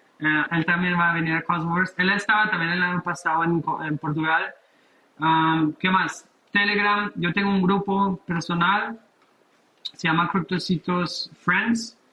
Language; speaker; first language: Spanish; non-native, fluent; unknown